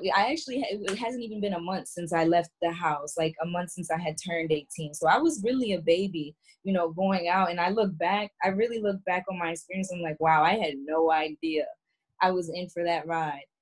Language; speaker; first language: English; native; English